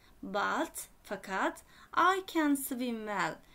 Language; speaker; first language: English; non-native, fluent; Turkish